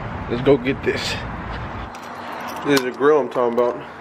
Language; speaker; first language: English; early bilingual, other home language; Spanish